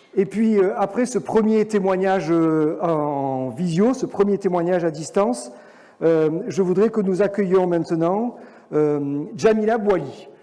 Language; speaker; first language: French; native; French